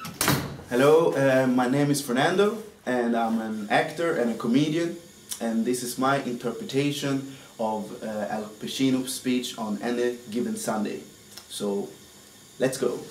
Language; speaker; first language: English; non-native, fluent; Swedish